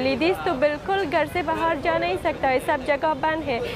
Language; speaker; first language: Hindi; non-native, learner; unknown